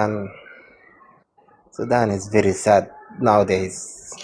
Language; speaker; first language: English; non-native, learner; Arabic